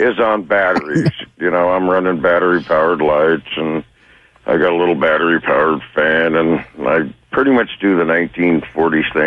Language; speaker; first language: English; native; English